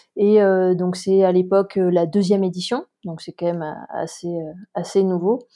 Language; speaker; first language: French; native; French